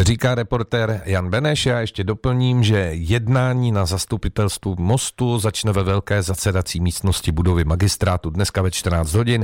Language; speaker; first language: Czech; native; Czech